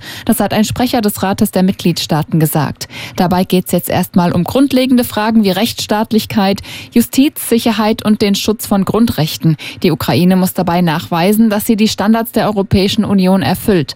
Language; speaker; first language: German; native; German